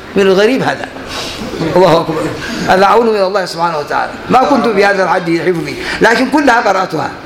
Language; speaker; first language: Arabic; non-native, fluent; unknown